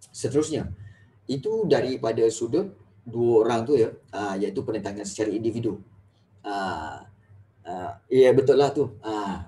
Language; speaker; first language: Malay; native; Malay